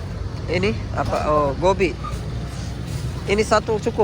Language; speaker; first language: Indonesian; non-native, learner; Urdu